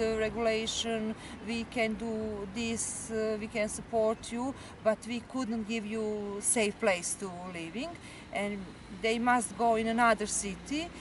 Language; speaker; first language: English; non-native, learner; Serbian